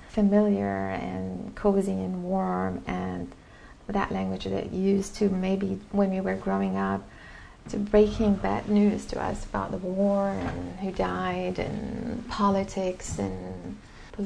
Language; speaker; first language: English; non-native, fluent; Arabic